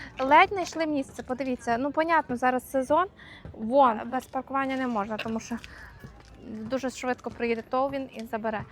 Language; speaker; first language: Ukrainian; native; Ukrainian